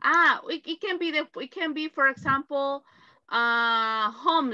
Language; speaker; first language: English; non-native, fluent; Spanish